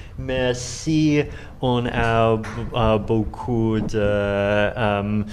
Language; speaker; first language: French; non-native, learner; Russian